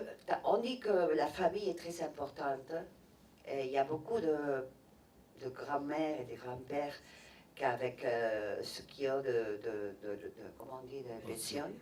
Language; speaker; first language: French; non-native, fluent; Catalan